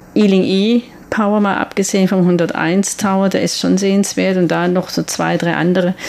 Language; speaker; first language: German; native; German